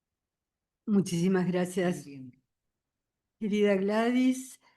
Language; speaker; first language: Spanish; native; Spanish